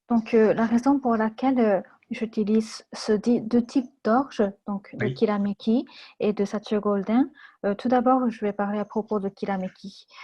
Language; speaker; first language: French; non-native, fluent; Japanese